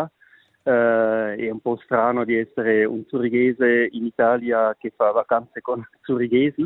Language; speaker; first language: Italian; non-native, local second language; Swiss German